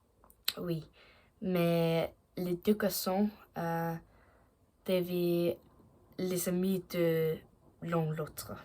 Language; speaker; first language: French; non-native, learner; Danish